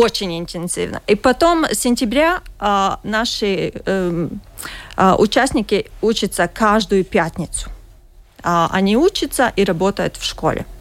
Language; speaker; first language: Russian; non-native, learner; Latvian